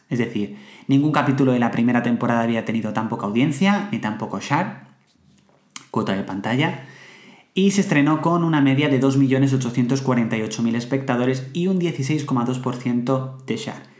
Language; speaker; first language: Spanish; native; Spanish